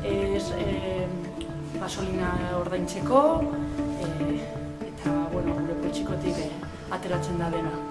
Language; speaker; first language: Basque; non-native, local second language; Spanish